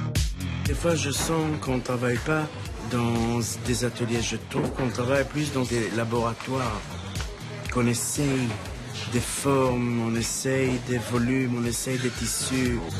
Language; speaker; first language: French; non-native, fluent; Hebrew